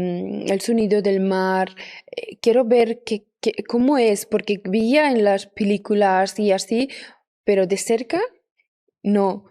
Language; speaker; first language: Spanish; non-native, fluent; Persian